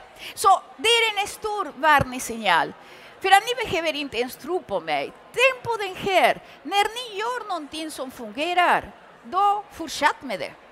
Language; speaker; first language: Swedish; early bilingual, other home language; Spanish